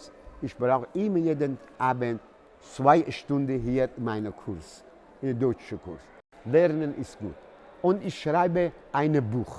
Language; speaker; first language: German; non-native, learner; Persian